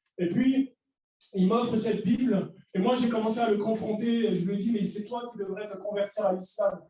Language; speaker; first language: French; early bilingual, other home language; Arabic